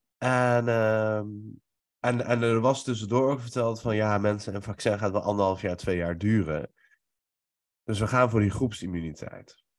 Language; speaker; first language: Dutch; early bilingual, other home language; Persian